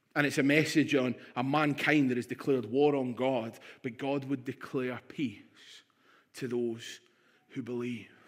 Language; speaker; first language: English; native; English